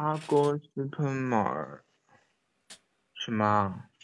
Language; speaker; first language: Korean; non-native, learner; Chinese